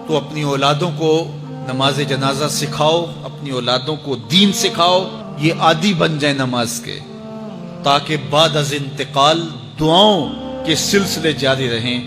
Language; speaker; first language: Urdu; native; Urdu